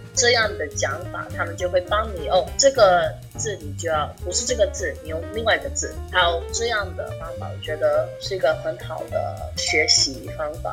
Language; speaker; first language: Chinese; early bilingual, heritage; English